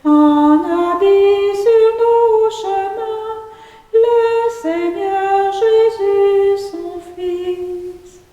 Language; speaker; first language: French; native; French